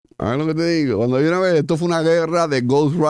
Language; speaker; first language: Spanish; native; Spanish